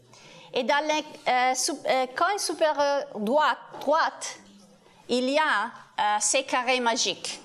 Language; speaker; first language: French; non-native, learner; Italian